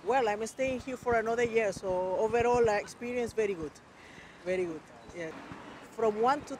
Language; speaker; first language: English; non-native, fluent; Spanish